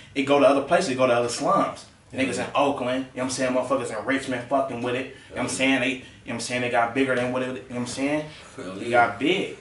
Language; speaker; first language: English; native; English